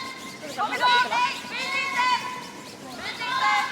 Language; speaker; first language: Swedish; native; Swedish